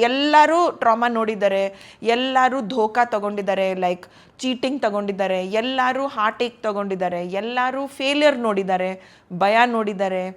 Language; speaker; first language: Kannada; non-native, local second language; Hindi